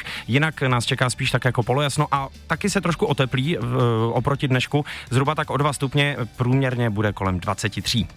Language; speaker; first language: Czech; native; Czech